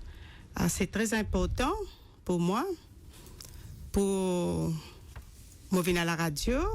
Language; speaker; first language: French; non-native, local second language; Morisyen